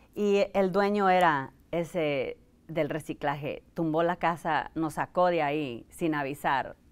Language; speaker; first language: Spanish; early bilingual, heritage; Spanish